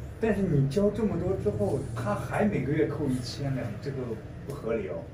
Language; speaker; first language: Chinese; native; Chinese